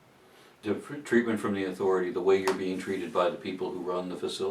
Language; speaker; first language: English; native; English